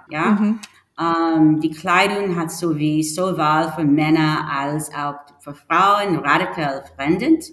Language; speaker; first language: German; non-native, learner; English